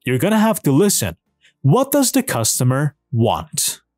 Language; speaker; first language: English; non-native, fluent; Persian